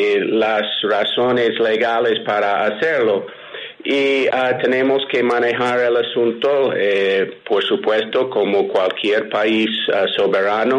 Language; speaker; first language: Spanish; non-native, fluent; English